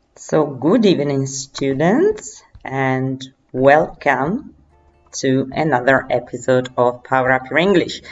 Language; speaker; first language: English; non-native, fluent; Italian